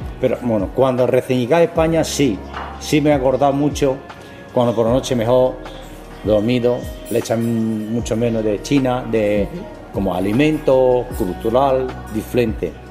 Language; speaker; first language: Spanish; non-native, learner; Chinese